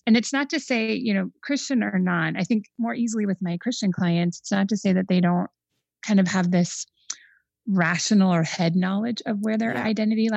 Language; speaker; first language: English; native; English